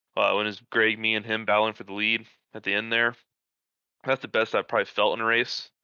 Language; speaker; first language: English; native; English